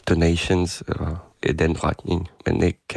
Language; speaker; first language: Danish; non-native, fluent; Ukrainian